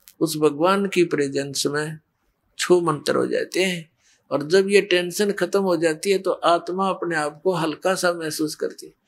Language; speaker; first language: Hindi; native; Hindi